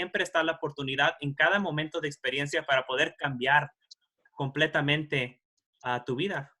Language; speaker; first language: Spanish; early bilingual, heritage; Spanish